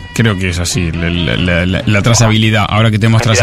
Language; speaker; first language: Spanish; native; Spanish